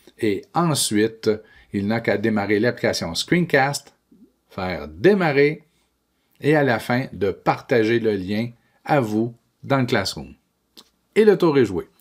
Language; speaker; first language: French; native; French